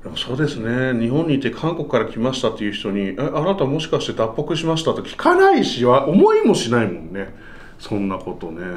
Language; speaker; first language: Japanese; native; Japanese